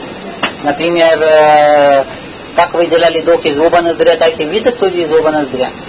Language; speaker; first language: Russian; non-native, learner; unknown